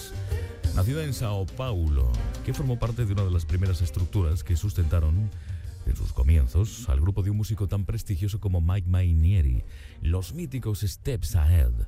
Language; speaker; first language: Spanish; native; Spanish